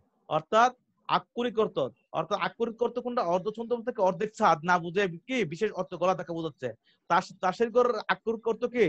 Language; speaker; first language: Bangla; native; Bangla